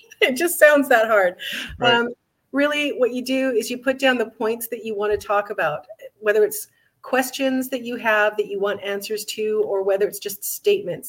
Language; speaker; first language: English; native; English